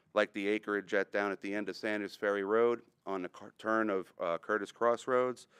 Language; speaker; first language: English; native; English